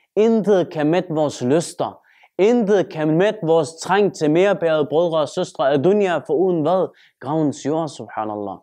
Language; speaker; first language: Danish; early bilingual, other home language; Turkish